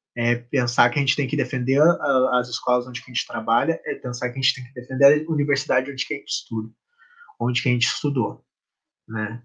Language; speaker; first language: Portuguese; native; Portuguese